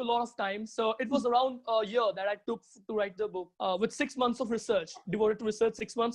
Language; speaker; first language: English; non-native, local second language; Bangla